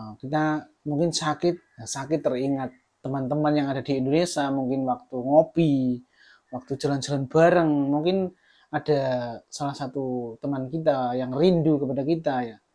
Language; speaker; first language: Indonesian; non-native, local second language; Javanese